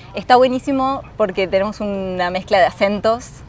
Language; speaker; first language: Spanish; native; Spanish